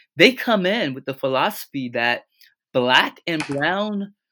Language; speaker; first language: English; native; English